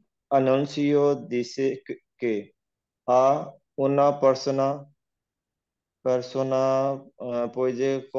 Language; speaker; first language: Spanish; non-native, learner; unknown